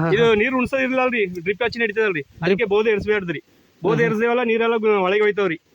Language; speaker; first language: Kannada; non-native, local second language; Telugu